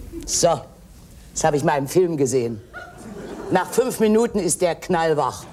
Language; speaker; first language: German; native; German